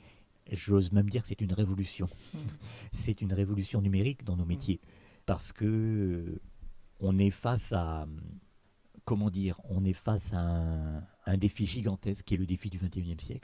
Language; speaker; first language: French; native; French